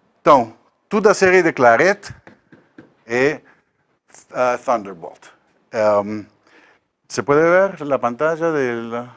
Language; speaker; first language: Portuguese; non-native, learner; Spanish